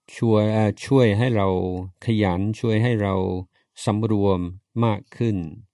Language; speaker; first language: Thai; non-native, fluent; English